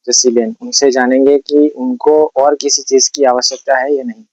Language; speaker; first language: Hindi; non-native, local second language; Gujarati